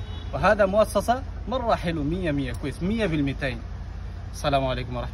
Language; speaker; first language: Arabic; non-native, learner; Bangla